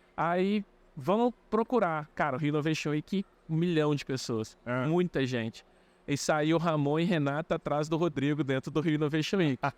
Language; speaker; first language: Portuguese; native; Portuguese